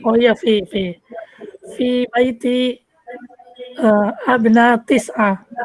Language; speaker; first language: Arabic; non-native, learner; Indonesian